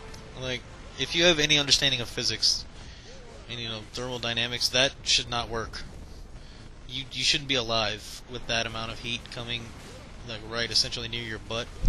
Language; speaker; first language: English; native; English